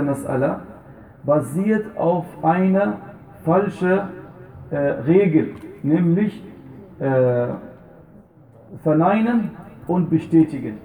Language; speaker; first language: German; non-native, fluent; Arabic